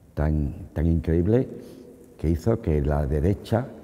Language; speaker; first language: Spanish; native; Spanish